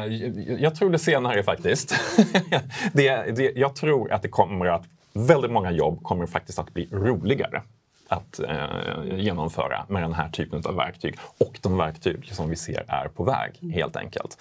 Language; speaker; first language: Swedish; native; Swedish